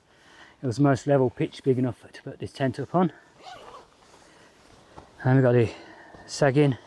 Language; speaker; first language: English; native; English